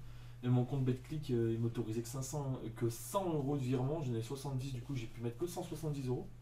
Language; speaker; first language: French; native; French